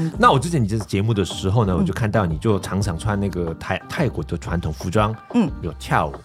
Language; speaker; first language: Chinese; non-native, fluent; Korean